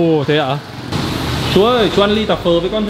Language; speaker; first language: Vietnamese; native; Vietnamese